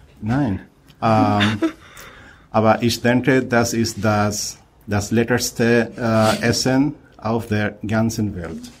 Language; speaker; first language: German; non-native, learner; Spanish